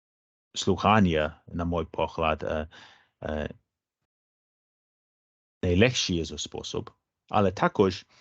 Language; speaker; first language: Ukrainian; non-native, fluent; English